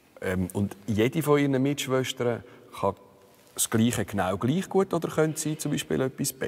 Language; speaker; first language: German; native; German